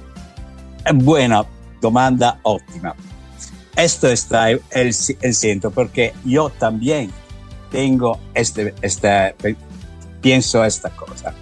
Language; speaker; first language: Spanish; non-native, learner; Italian